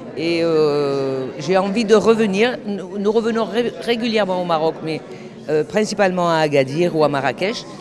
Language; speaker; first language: French; native; French